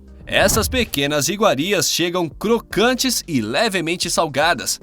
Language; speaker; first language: Portuguese; native; Portuguese